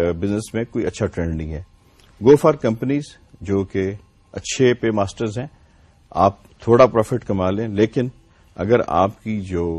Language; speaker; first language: Urdu; non-native, local second language; Punjabi